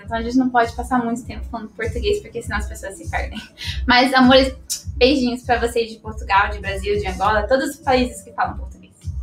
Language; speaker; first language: Portuguese; early bilingual, heritage; Portuguese